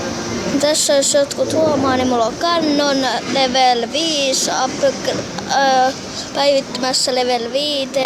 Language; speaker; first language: Finnish; native; Finnish